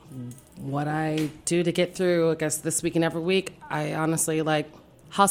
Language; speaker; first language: English; native; English